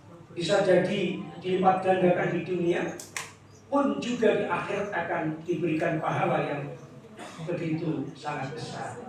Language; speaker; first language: Indonesian; native; Indonesian